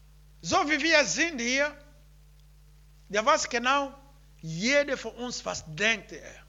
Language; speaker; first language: German; non-native, learner; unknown